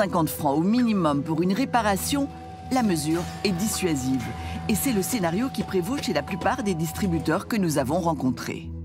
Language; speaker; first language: French; native; French